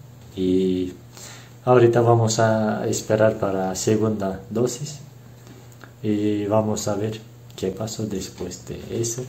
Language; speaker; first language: Spanish; non-native, learner; Turkish